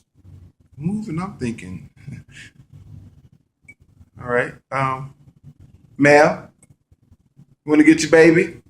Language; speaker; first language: English; native; English